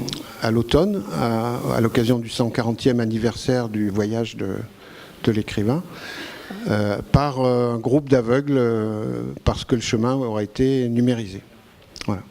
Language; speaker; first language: French; native; French